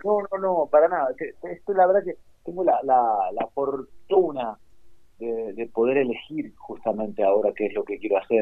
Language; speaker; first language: Spanish; native; Spanish